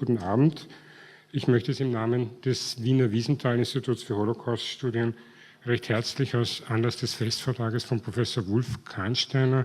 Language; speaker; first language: German; native; German